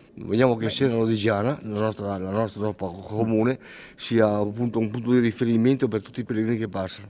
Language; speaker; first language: Italian; native; Italian